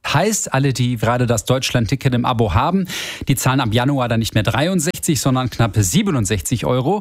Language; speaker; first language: German; native; German